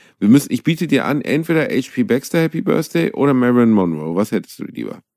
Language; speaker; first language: German; native; German